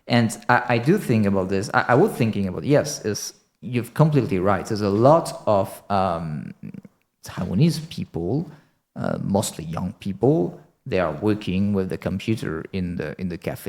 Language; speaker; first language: English; non-native, fluent; French